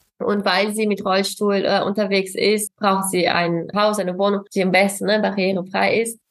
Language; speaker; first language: German; non-native, fluent; Portuguese